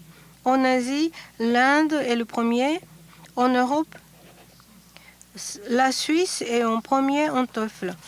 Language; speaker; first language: French; non-native, fluent; Japanese